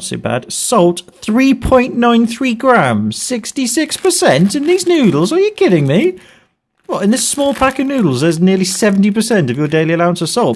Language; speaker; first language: English; native; English